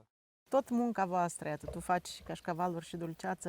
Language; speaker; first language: Romanian; native; Romanian